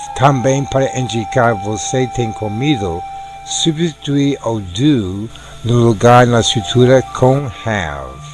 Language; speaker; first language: Portuguese; non-native, fluent; English